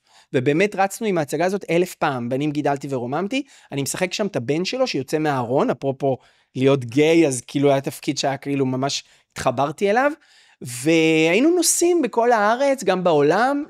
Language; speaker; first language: Hebrew; native; Hebrew